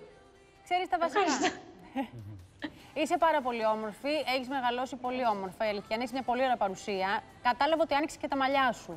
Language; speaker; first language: Greek; native; Greek